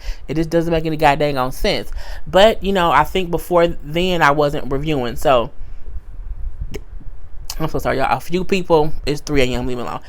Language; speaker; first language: English; native; English